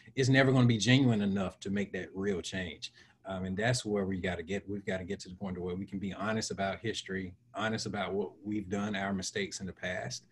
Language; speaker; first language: English; native; English